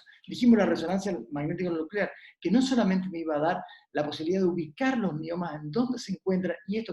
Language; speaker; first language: Spanish; native; Spanish